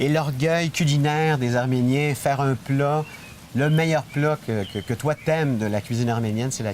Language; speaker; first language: French; native; French